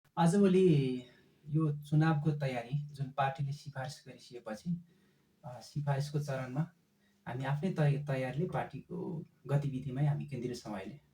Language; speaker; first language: Nepali; non-native, local second language; Eastern Tamang